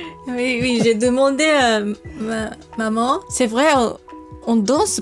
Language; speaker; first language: French; non-native, learner; Japanese